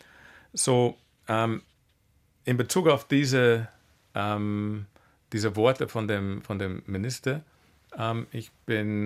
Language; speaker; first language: German; non-native, fluent; English